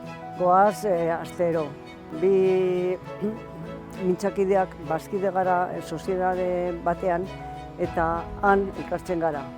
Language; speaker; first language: Basque; non-native, local second language; Spanish